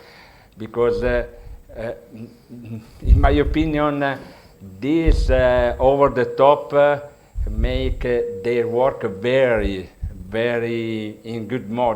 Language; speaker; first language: English; non-native, learner; Italian